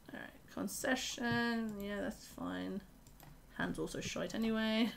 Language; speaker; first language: English; native; English